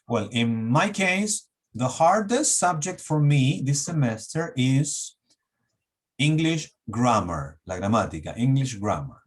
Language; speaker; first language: English; non-native, fluent; Spanish